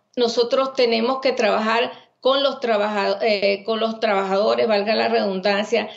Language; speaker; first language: Spanish; native; Spanish